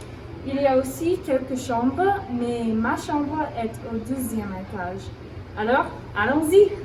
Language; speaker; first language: French; non-native, learner; English